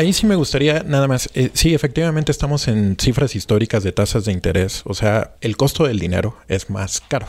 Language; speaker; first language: Spanish; native; Spanish